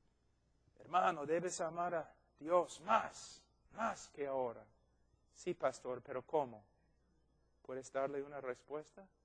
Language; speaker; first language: Spanish; non-native, fluent; English